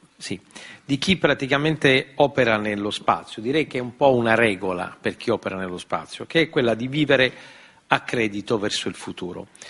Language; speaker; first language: Italian; native; Italian